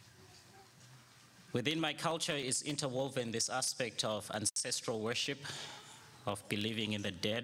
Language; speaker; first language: English; non-native, local second language; Shona